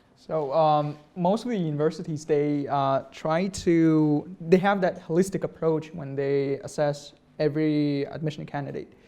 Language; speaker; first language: English; non-native, fluent; Russian